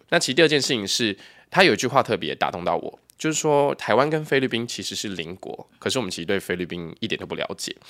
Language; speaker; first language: Chinese; native; Chinese